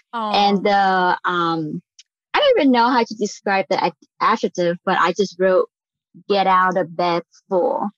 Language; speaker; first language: English; non-native, fluent; Vietnamese